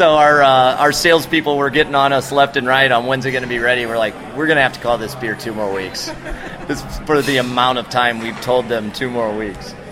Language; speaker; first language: English; native; English